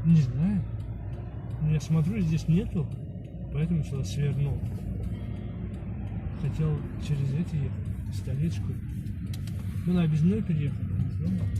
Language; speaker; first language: Russian; non-native, learner; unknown